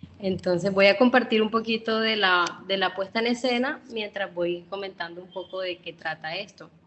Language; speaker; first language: Spanish; non-native, local second language; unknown